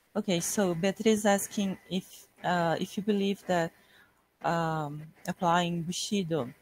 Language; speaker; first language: English; non-native, fluent; Portuguese